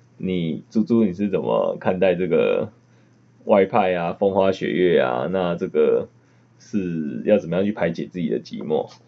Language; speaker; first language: Chinese; native; Chinese